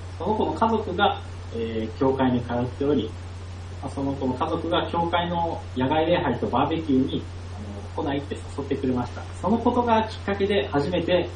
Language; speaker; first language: Japanese; native; Japanese